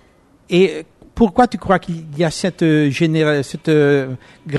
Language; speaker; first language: French; non-native, fluent; Italian